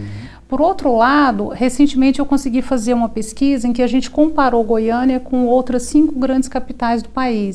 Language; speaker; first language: Portuguese; native; Portuguese